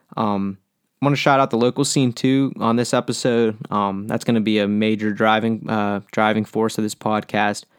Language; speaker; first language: English; native; English